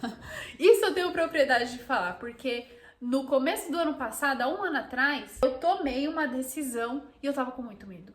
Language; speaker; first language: Portuguese; native; Portuguese